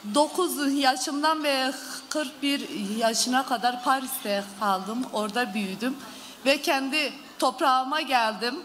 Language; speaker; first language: Turkish; early bilingual, heritage; Turkish